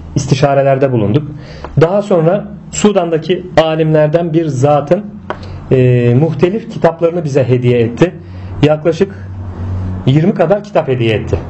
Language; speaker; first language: Turkish; native; Turkish